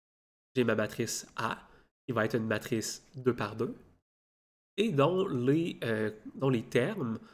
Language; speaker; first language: French; native; French